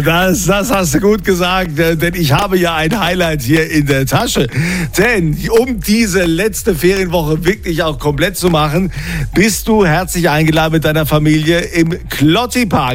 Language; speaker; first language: German; native; German